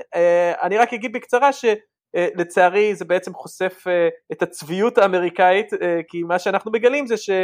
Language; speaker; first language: Hebrew; early bilingual, other home language; English